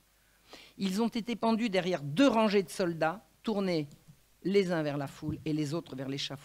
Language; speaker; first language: French; native; French